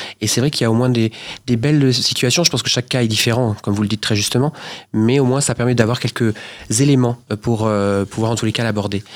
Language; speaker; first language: French; native; French